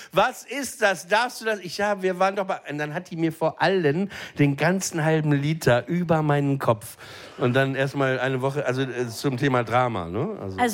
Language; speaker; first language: German; native; German